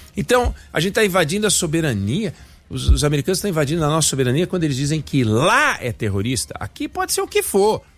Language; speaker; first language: Portuguese; native; Portuguese